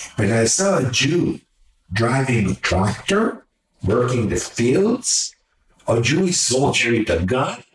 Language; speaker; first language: English; non-native, fluent; Hungarian